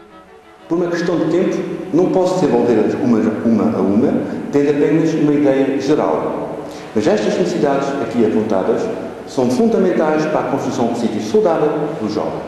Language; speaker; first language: Portuguese; native; Portuguese